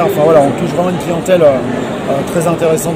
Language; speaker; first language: French; native; French